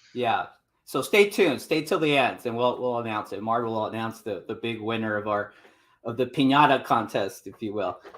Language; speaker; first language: English; native; English